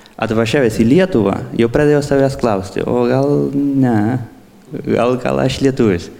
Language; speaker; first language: Lithuanian; early bilingual, heritage; Lithuanian